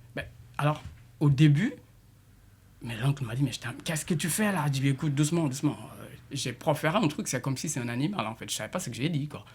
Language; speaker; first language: French; non-native, local second language; Jola-Fonyi